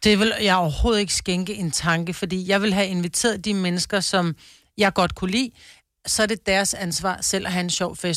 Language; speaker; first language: Danish; native; Danish